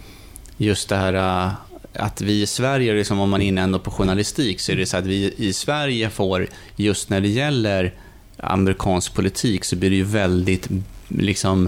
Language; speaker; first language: Swedish; native; Swedish